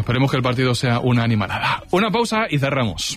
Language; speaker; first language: Spanish; native; Spanish